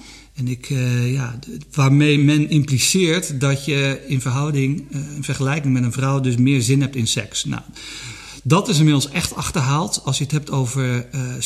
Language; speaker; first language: Dutch; native; Dutch